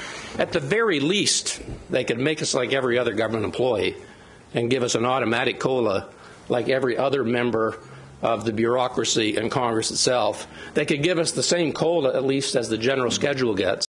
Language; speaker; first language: English; native; English